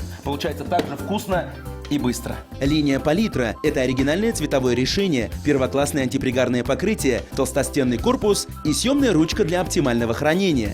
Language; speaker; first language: Russian; native; Russian